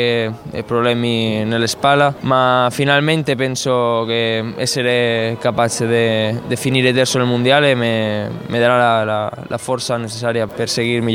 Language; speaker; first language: Italian; non-native, fluent; Spanish